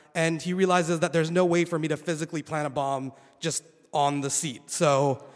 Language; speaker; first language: English; non-native, fluent; Arabic